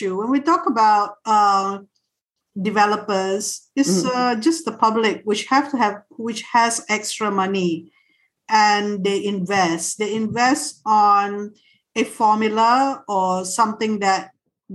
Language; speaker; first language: English; non-native, local second language; Malay